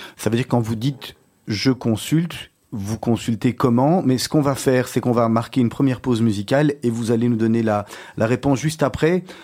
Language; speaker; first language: French; native; French